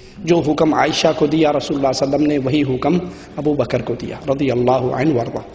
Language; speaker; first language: Urdu; non-native, local second language; Punjabi